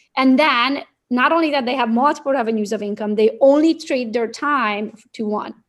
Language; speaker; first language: English; non-native, fluent; Romanian